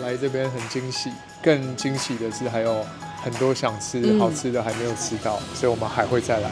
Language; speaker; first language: Chinese; native; Chinese